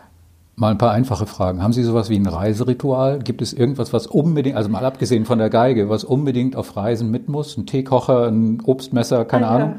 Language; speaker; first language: German; native; German